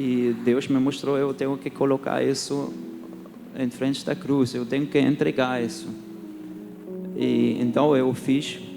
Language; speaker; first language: Portuguese; early bilingual, heritage; Portuguese